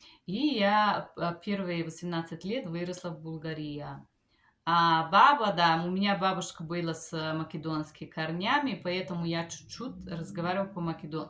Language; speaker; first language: Russian; non-native, fluent; Bulgarian